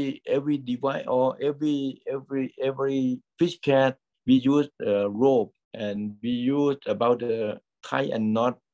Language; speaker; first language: English; non-native, learner; Thai